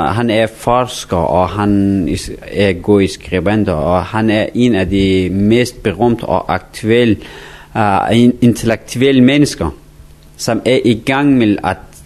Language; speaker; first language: Danish; non-native, learner; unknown